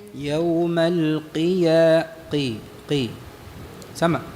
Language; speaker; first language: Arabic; non-native, fluent; Indonesian